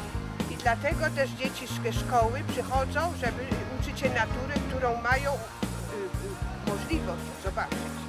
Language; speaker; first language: Polish; early bilingual, heritage; French